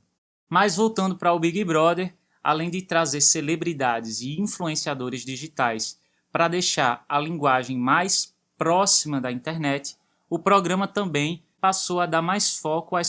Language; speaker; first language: Portuguese; native; Portuguese